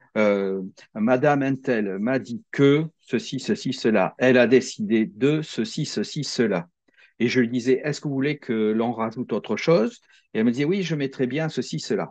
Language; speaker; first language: French; native; French